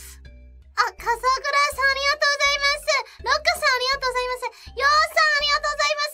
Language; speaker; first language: Japanese; non-native, fluent; English